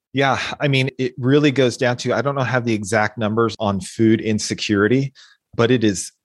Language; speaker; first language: English; native; English